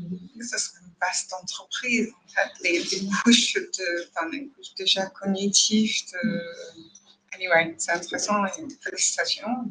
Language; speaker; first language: French; non-native, fluent; English